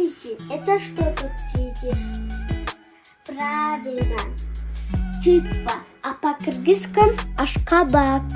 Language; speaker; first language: Russian; non-native, local second language; Kyrgyz